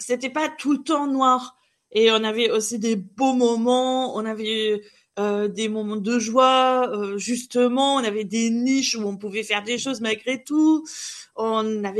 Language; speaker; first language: French; non-native, fluent; German